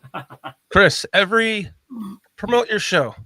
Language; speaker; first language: English; native; English